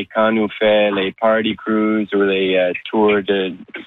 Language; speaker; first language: French; non-native, learner; English